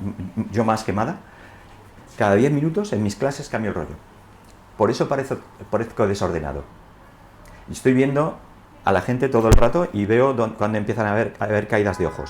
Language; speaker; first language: Spanish; native; Spanish